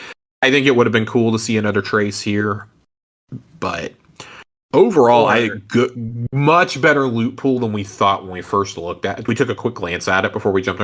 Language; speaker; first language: English; native; English